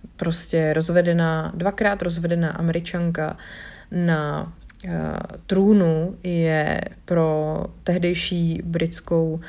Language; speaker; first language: Czech; native; Czech